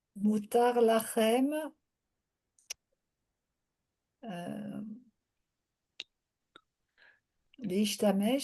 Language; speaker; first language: Hebrew; non-native, learner; French